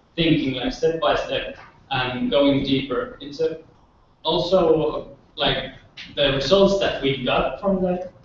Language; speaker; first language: English; non-native, fluent; Finnish